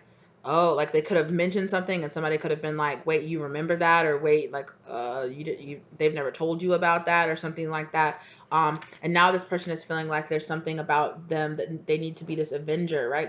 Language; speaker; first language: English; native; English